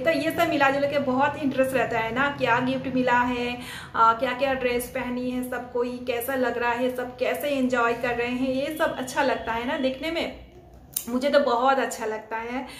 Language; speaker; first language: Hindi; non-native, local second language; Bangla